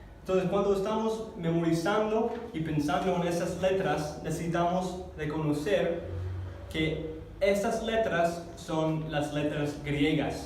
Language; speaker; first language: Spanish; non-native, fluent; English